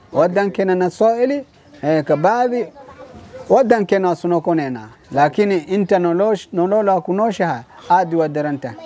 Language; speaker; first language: Somali; non-native, learner; Swahili